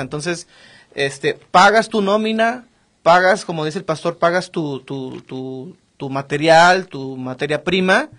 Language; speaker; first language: Spanish; native; Spanish